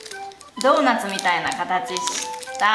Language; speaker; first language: Japanese; native; Japanese